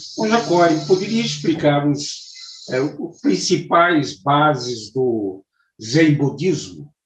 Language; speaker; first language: Portuguese; native; Portuguese